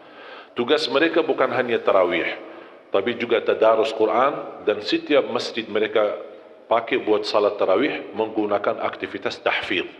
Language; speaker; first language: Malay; non-native, fluent; Arabic